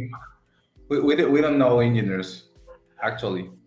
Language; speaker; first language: English; non-native, learner; Spanish